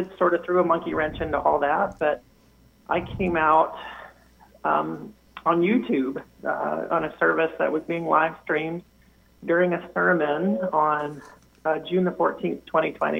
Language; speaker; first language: English; native; English